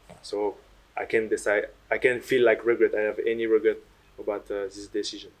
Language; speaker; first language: English; non-native, learner; French